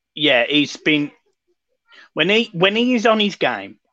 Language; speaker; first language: English; native; English